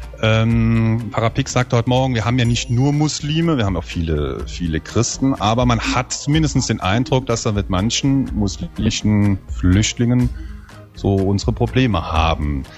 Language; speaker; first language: German; native; German